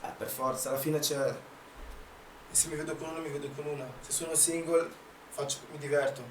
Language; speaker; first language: Italian; early bilingual, other home language; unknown